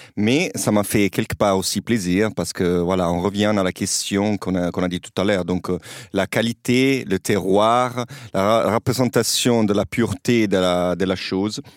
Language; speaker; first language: French; non-native, fluent; Italian